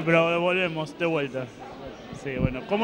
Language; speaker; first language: Spanish; native; Spanish